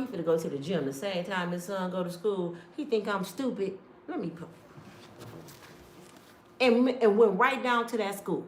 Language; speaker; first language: English; native; English